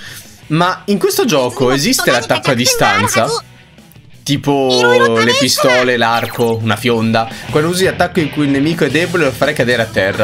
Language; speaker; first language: Italian; native; Italian